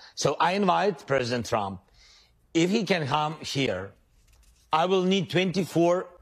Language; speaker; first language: English; non-native, learner; Russian